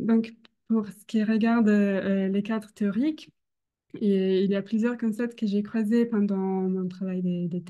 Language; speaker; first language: French; non-native, fluent; Italian